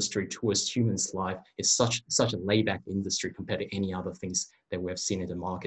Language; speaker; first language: English; non-native, local second language; Cantonese